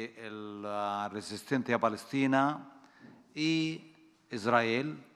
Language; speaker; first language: Spanish; non-native, fluent; Arabic